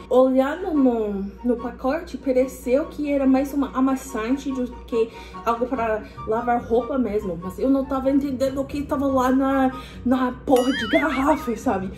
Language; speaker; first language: Portuguese; non-native, fluent; English